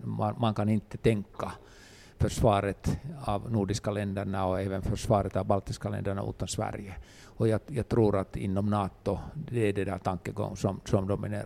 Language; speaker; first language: Swedish; non-native, local second language; Finnish